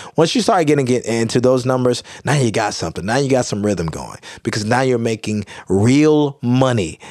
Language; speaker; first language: English; native; English